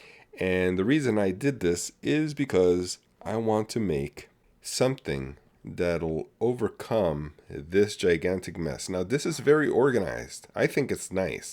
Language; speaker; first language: English; native; English